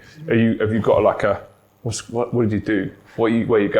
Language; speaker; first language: English; native; English